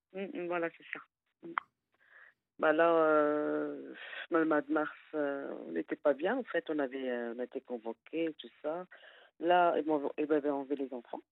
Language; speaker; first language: French; non-native, fluent; Arabic